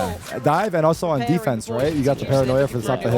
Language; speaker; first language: English; native; English